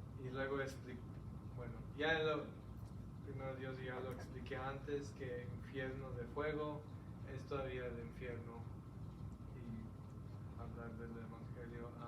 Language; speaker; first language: Spanish; early bilingual, heritage; Spanish